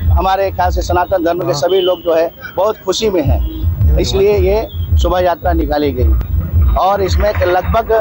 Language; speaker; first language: Hindi; non-native, local second language; Gujarati